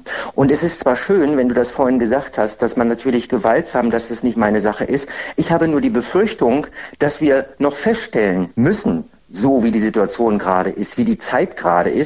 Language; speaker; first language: German; native; German